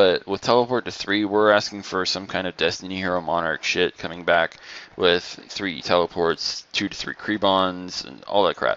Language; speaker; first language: English; native; English